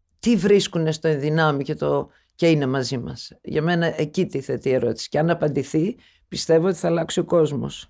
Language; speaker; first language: Greek; early bilingual, other home language; Turkish